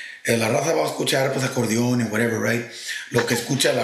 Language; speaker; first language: Spanish; early bilingual, heritage; Spanish